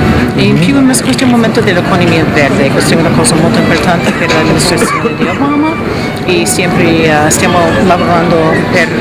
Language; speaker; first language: Italian; non-native, fluent; English